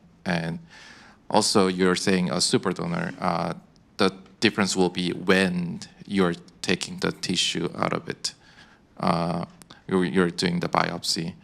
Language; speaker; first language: English; non-native, fluent; Korean